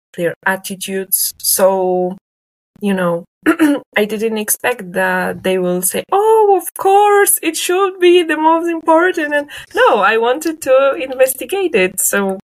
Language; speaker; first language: English; non-native, fluent; Polish